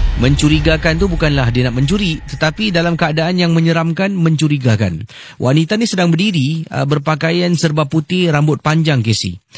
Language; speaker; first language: Malay; native; Malay